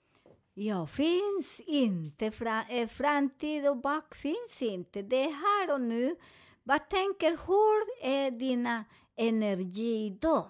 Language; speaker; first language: Swedish; non-native, learner; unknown